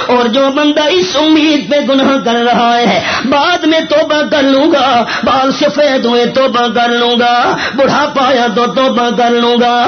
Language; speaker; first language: Urdu; non-native, local second language; Northern Hindko